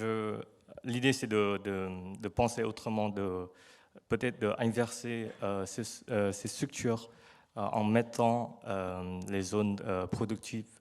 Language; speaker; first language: French; non-native, learner; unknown